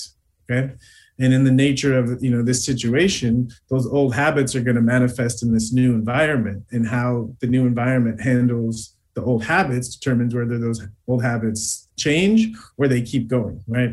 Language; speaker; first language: English; native; English